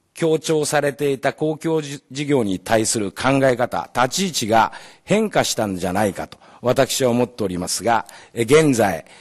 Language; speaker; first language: Japanese; native; Japanese